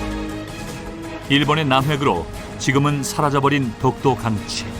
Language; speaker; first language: Korean; native; Korean